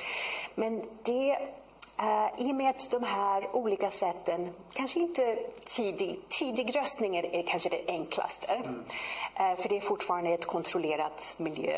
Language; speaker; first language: Swedish; non-native, fluent; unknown